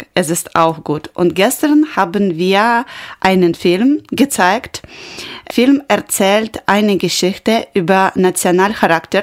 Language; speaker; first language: German; non-native, learner; Ukrainian